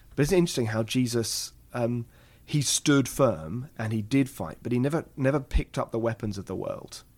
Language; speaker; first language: English; native; English